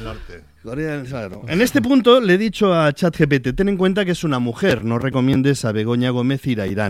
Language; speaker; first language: Spanish; native; Spanish